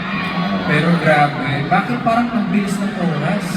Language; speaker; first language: Filipino; non-native, learner; Korean